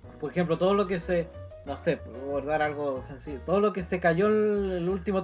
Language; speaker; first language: Spanish; native; Spanish